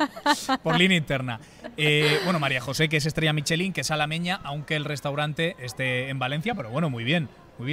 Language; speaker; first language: Spanish; native; Spanish